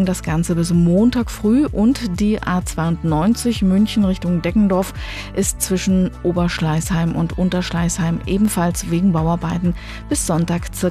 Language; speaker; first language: German; native; German